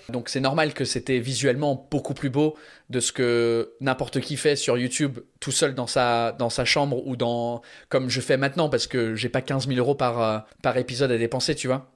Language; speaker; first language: French; early bilingual, other home language; English